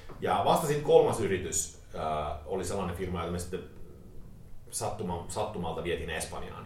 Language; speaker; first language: Finnish; early bilingual, heritage; Finnish